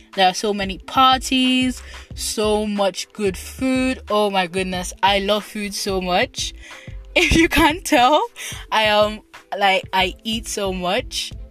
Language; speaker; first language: English; non-native, local second language; Igbo